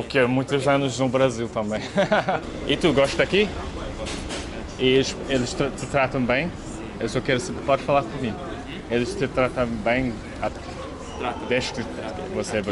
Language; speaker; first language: Portuguese; early bilingual, heritage; English